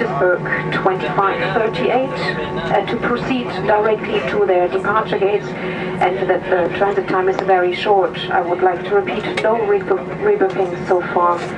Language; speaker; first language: English; non-native, fluent; German